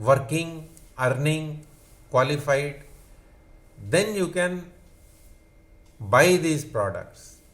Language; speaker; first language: English; non-native, local second language; Hindi